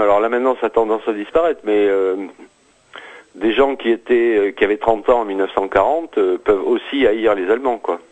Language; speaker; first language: French; native; French